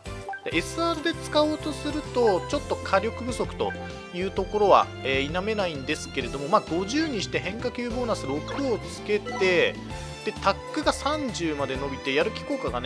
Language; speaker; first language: Japanese; native; Japanese